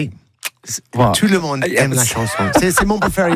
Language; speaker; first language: French; non-native, learner; English